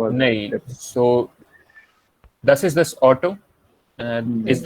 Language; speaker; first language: German; non-native, fluent; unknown